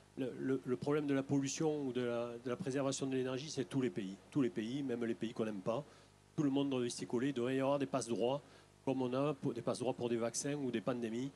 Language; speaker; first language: French; native; French